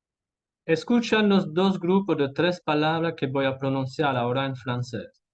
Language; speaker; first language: Spanish; non-native, fluent; French